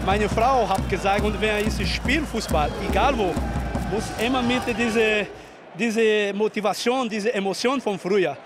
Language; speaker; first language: German; non-native, learner; Portuguese